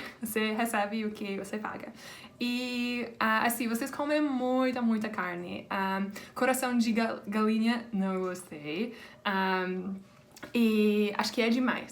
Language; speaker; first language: Portuguese; non-native, fluent; English